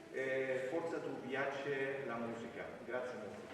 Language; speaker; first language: Italian; non-native, learner; Greek